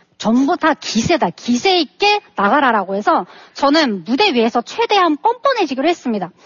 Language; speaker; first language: Korean; non-native, fluent; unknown